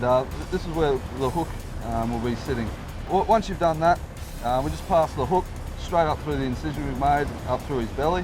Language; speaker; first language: English; native; English